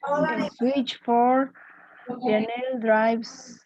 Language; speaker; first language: English; non-native, learner; Spanish